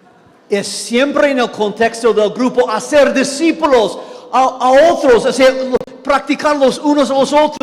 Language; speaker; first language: Spanish; non-native, fluent; English